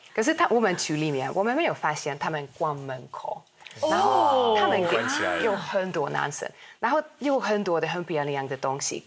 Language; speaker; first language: Chinese; non-native, fluent; Hungarian